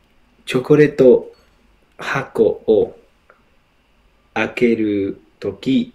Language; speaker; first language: Japanese; non-native, learner; English